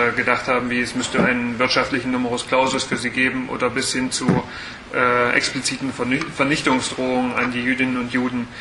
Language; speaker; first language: German; native; German